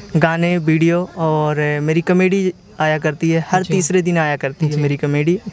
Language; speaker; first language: Hindi; native; Hindi